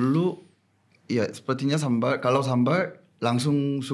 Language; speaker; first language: Indonesian; non-native, fluent; Korean